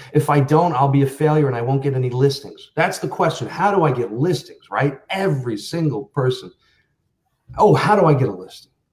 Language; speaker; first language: English; native; English